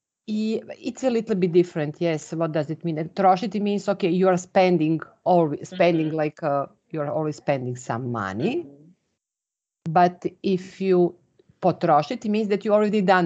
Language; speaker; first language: English; non-native, fluent; Serbian